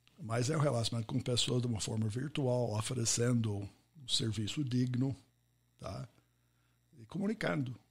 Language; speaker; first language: Portuguese; non-native, fluent; English